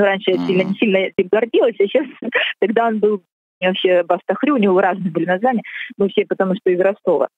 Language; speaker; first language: Russian; native; Russian